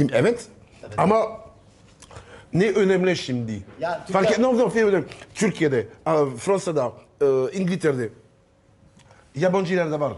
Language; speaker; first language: Turkish; non-native, learner; French